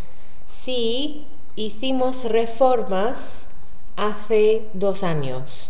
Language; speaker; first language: Spanish; non-native, learner; English